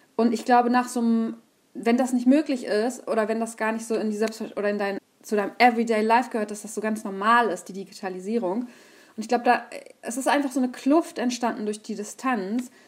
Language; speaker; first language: German; early bilingual, other home language; Persian